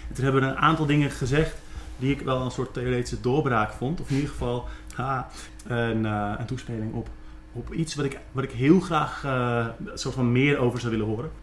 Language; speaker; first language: Dutch; native; Dutch